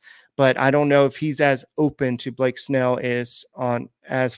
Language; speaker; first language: English; native; English